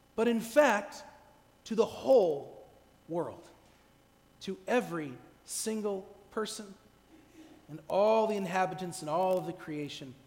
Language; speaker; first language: English; native; English